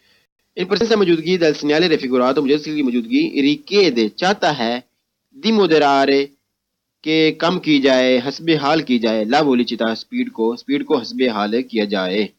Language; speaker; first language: Italian; non-native, fluent; Urdu